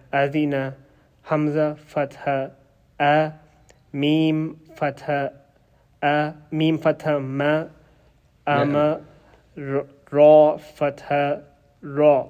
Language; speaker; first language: Arabic; non-native, learner; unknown